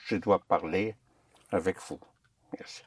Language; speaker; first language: French; non-native, fluent; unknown